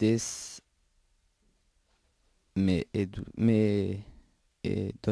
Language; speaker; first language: Spanish; non-native, learner; French